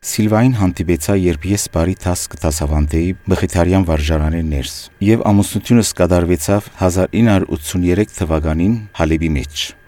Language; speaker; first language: Armenian; native; Armenian